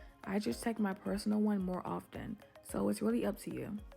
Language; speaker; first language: English; native; English